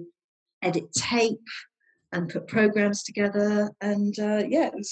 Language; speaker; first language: English; native; English